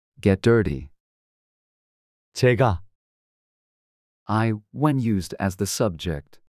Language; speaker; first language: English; non-native, fluent; Korean